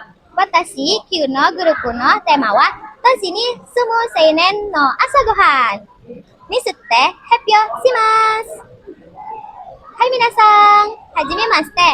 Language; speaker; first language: Japanese; non-native, learner; Indonesian